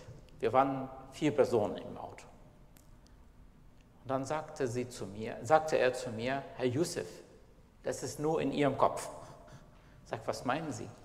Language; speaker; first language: German; non-native, fluent; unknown